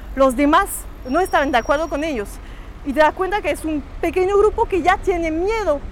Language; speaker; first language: Spanish; non-native, fluent; French